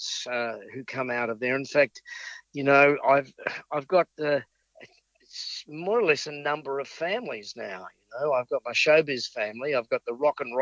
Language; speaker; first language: English; native; English